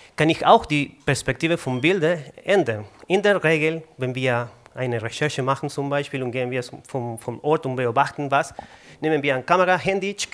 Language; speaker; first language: German; non-native, fluent; Spanish